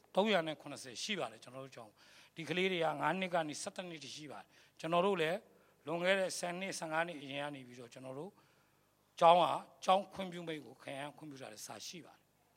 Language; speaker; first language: Burmese; native; Burmese